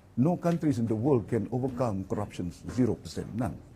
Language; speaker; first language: English; non-native, local second language; Malay